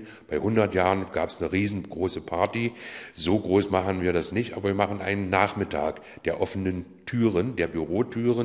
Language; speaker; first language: German; native; German